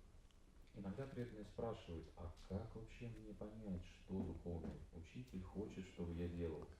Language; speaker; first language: Russian; native; Russian